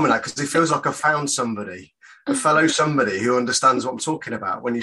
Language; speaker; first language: English; native; English